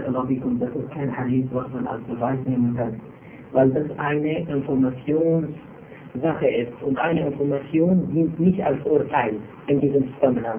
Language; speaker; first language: German; non-native, fluent; Arabic